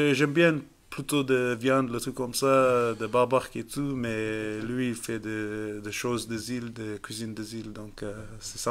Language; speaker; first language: French; non-native, fluent; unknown